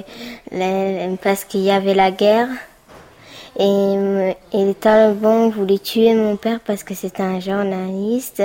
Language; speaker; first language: French; early bilingual, other home language; Pashto